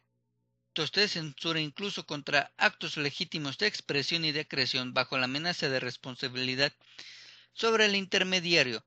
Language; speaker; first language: Spanish; native; Spanish